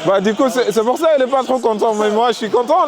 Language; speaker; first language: French; non-native, fluent; Arabic